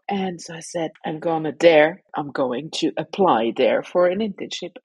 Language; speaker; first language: English; non-native, fluent; Luxembourgish